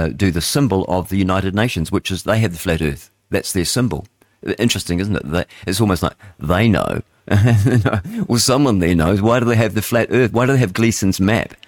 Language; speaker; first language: English; native; English